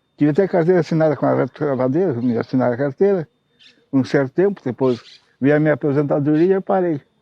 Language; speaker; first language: Portuguese; non-native, local second language; Low German